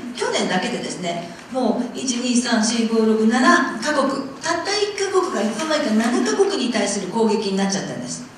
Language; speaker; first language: Japanese; non-native, fluent; English